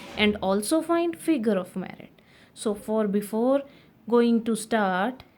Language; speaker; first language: English; non-native, local second language; Punjabi